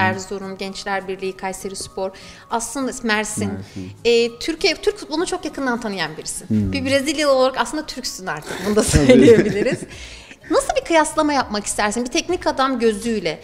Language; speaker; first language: Turkish; native; Turkish